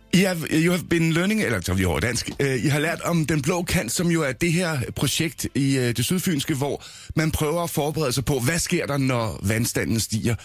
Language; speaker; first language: Danish; native; Danish